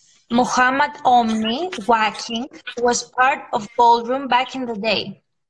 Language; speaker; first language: English; non-native, fluent; Greek